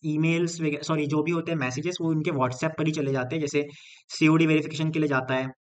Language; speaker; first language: Hindi; non-native, local second language; Marathi